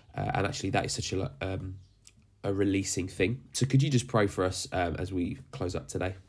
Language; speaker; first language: English; native; English